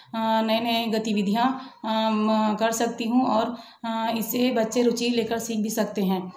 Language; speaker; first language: Hindi; native; Hindi